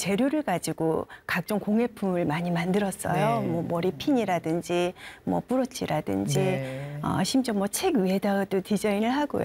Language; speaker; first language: Korean; native; Korean